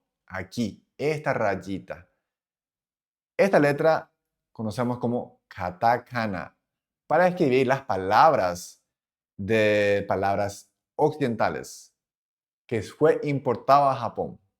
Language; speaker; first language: Spanish; non-native, fluent; Japanese